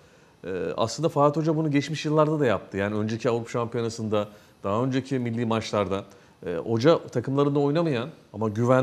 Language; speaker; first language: Turkish; native; Turkish